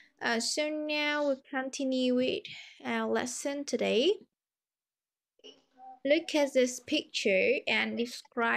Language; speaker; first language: English; non-native, fluent; Vietnamese